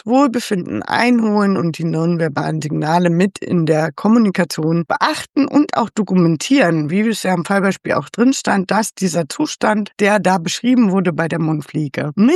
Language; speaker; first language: German; native; German